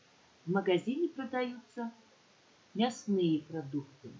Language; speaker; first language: Russian; non-native, local second language; Kyrgyz